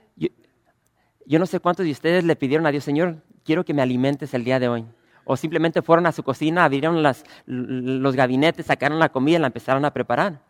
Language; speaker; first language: Spanish; early bilingual, other home language; English